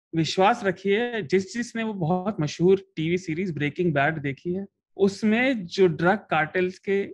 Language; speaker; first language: Hindi; native; Hindi